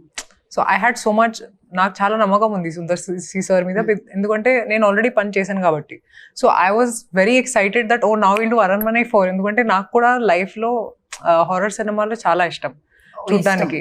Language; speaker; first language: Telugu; non-native, fluent; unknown